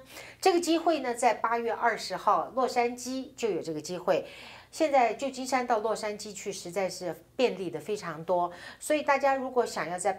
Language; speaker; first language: Chinese; native; Chinese